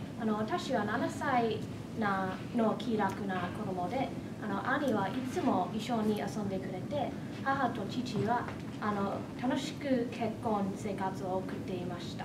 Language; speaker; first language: Japanese; non-native, fluent; English